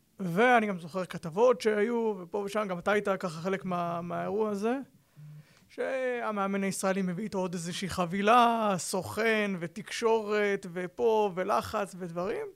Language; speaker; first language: Hebrew; native; Hebrew